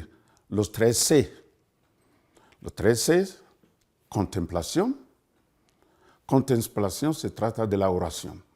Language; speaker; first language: Spanish; non-native, fluent; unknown